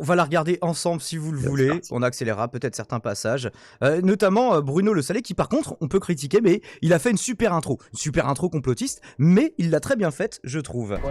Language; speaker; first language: French; native; French